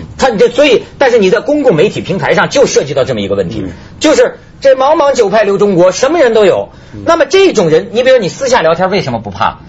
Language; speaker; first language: Chinese; native; Chinese